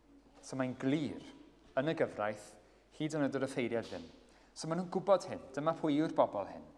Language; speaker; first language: Welsh; native; Welsh